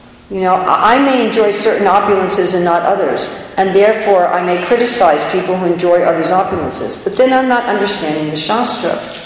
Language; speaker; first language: English; native; English